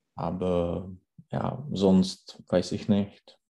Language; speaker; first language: German; non-native, learner; Czech